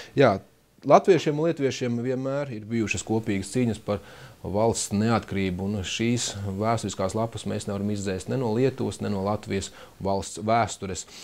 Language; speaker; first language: Latvian; native; Latvian